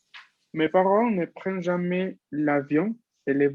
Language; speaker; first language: French; non-native, fluent; Spanish